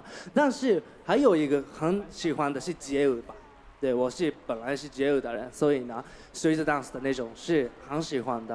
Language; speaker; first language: Chinese; non-native, learner; Japanese